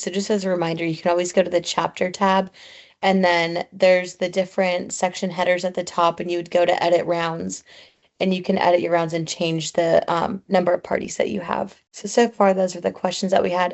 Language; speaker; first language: English; native; English